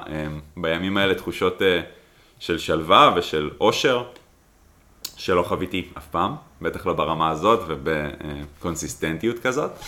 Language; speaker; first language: Hebrew; native; Hebrew